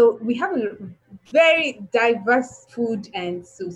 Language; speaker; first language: English; non-native, local second language; Igbo